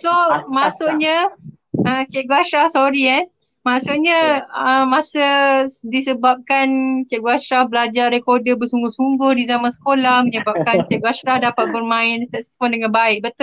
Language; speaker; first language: Malay; native; Malay